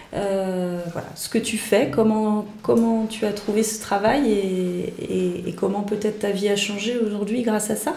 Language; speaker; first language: French; native; French